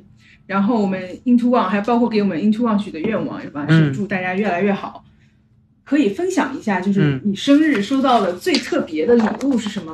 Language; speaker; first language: Chinese; native; Chinese